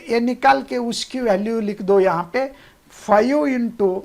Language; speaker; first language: Hindi; non-native, local second language; Marathi